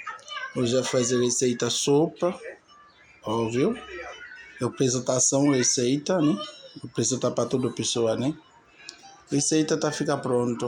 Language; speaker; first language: Portuguese; non-native, learner; Haitian Creole